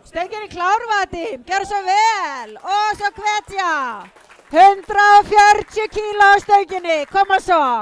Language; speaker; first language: Icelandic; native; Icelandic